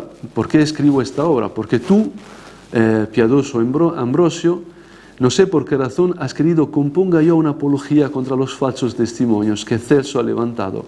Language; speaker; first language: Spanish; non-native, fluent; Italian